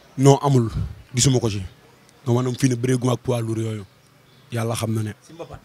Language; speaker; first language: Wolof; native; Wolof